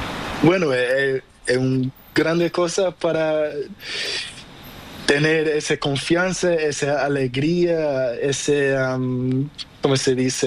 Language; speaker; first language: Spanish; non-native, learner; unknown